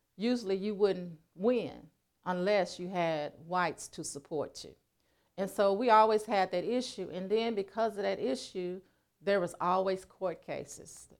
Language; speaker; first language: English; native; English